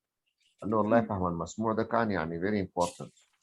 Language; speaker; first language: Arabic; native; Arabic